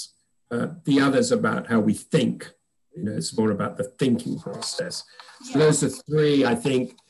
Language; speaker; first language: English; native; English